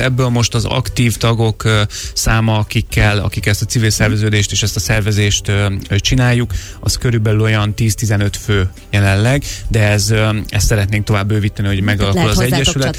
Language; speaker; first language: Hungarian; native; Hungarian